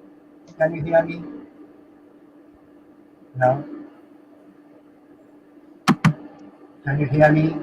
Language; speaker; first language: English; non-native, learner; Japanese